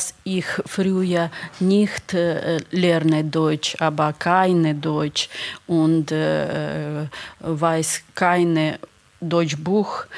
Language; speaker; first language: German; non-native, learner; Ukrainian